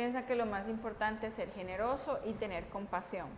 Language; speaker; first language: Spanish; native; Spanish